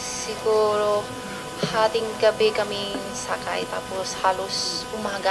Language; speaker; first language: Filipino; non-native, learner; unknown